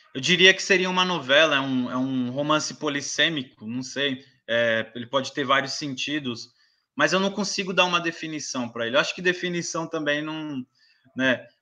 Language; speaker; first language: Portuguese; native; Portuguese